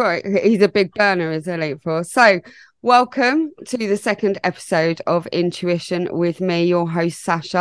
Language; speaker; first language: English; native; English